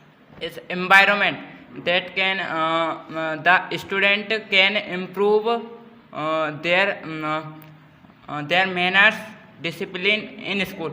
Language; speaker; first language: English; non-native, learner; Hindi